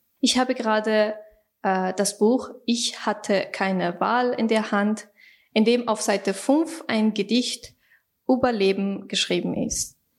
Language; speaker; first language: German; non-native, fluent; Persian